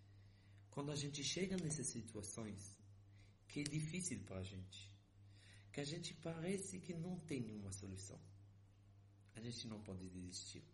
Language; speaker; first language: Portuguese; non-native, fluent; Hebrew